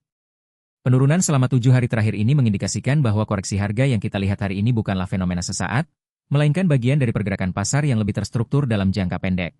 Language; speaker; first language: Indonesian; native; Indonesian